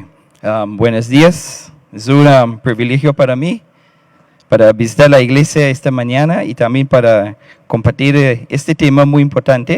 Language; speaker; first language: Spanish; non-native, fluent; English